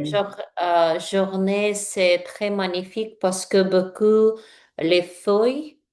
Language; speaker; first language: French; non-native, learner; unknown